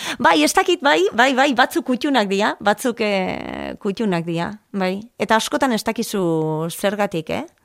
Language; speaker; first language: Basque; non-native, local second language; Spanish